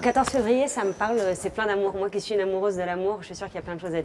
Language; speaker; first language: French; native; French